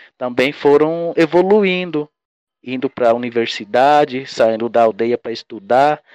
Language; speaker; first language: Portuguese; non-native, local second language; Guarani